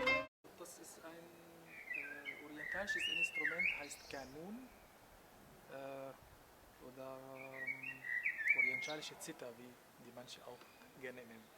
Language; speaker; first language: German; non-native, learner; Arabic